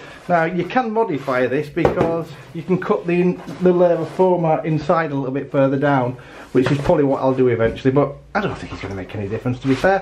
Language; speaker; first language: English; native; English